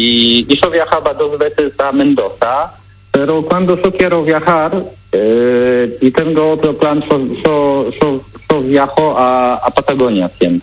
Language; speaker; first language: Spanish; non-native, learner; Polish